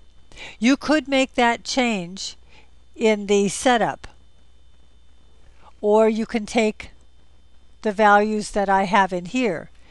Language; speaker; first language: English; native; English